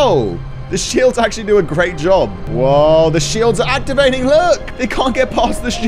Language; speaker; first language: English; native; English